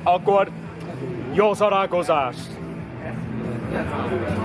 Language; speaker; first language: Hungarian; non-native, learner; English